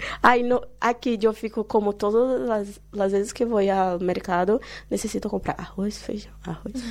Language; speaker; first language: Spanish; non-native, learner; Portuguese